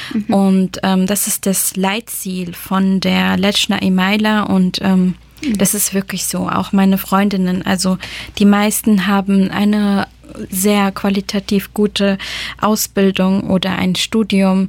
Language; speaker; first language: German; early bilingual, other home language; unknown